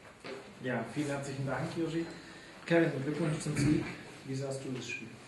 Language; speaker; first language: German; native; German